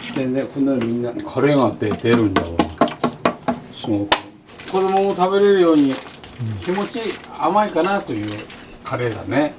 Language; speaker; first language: Japanese; native; Japanese